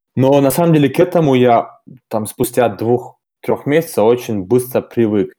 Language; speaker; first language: Russian; early bilingual, heritage; German